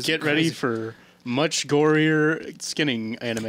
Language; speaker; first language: English; native; English